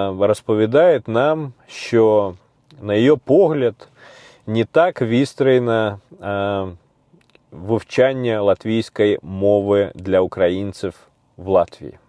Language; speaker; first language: Ukrainian; non-native, learner; Russian